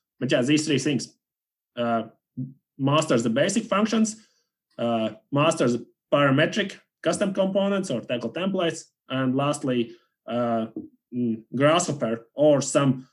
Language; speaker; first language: English; non-native, fluent; Latvian